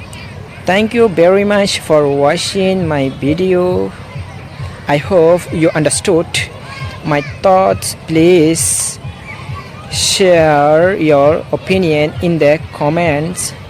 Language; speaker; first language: English; non-native, learner; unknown